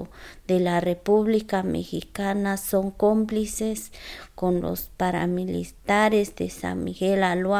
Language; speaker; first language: Spanish; non-native, local second language; Zapotec